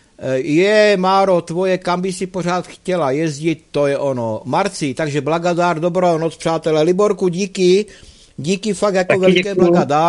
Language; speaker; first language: Czech; native; Czech